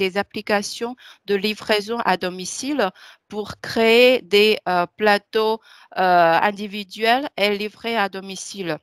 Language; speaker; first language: French; non-native, fluent; Chinese